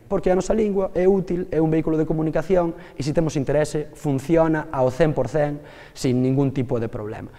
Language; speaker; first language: Galician; native; Galician